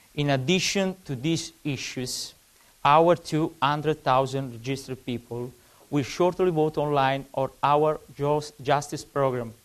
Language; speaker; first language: English; non-native, fluent; Italian